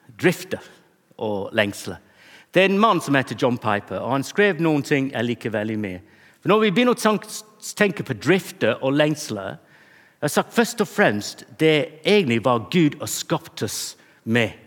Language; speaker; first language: Norwegian; non-native, fluent; English